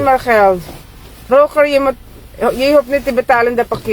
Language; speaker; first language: Dutch; non-native, learner; Filipino